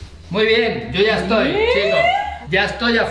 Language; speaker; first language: Spanish; native; Spanish